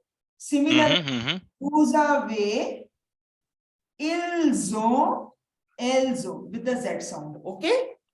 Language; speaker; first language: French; non-native, fluent; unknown